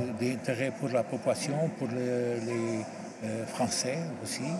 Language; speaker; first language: French; non-native, learner; Portuguese